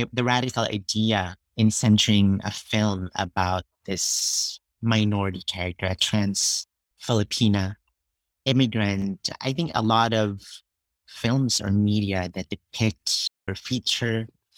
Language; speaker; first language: English; non-native, local second language; Cebuano